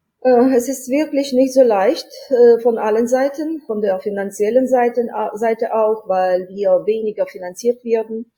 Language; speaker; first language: German; non-native, fluent; Ukrainian